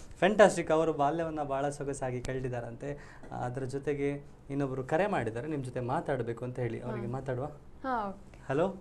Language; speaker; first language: Kannada; native; Kannada